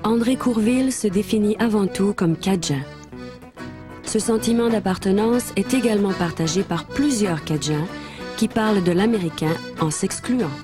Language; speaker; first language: French; native; French